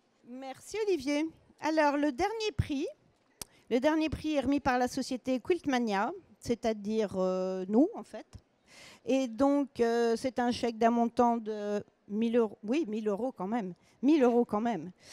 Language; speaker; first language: French; native; French